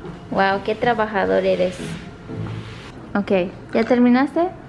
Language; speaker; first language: Spanish; early bilingual, heritage; Spanish